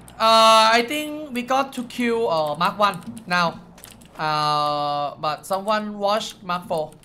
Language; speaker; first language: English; non-native, learner; Thai